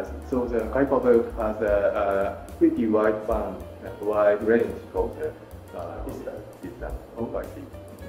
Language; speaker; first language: English; non-native, fluent; Japanese